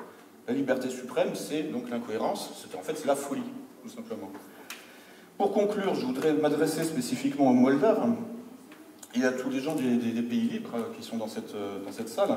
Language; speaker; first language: French; native; French